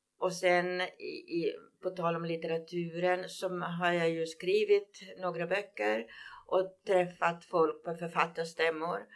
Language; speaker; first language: Swedish; native; Swedish